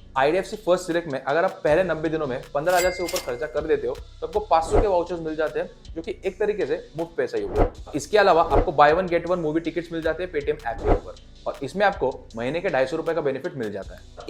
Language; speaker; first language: Hindi; native; Hindi